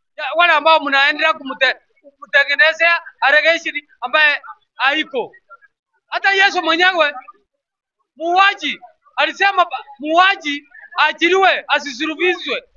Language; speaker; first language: Swahili; non-native, local second language; Gusii